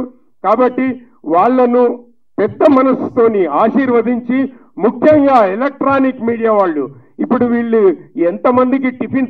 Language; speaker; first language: Telugu; native; Telugu